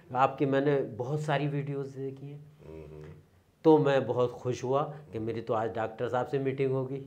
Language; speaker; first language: Hindi; native; Hindi